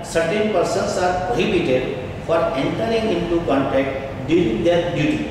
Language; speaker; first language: English; non-native, local second language; Gujarati